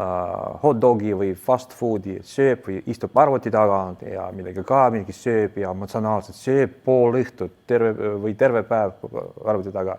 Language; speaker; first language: Estonian; non-native, local second language; Russian